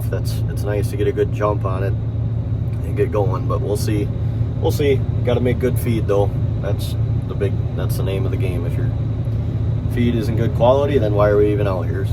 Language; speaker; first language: English; native; English